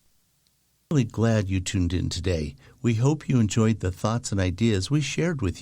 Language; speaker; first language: English; native; English